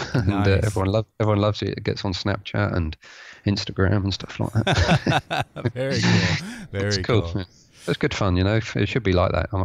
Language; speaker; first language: English; native; English